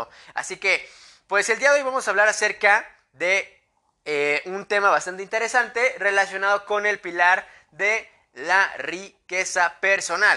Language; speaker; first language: Spanish; native; Spanish